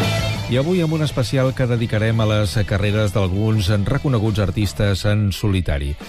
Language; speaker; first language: Catalan; native; Catalan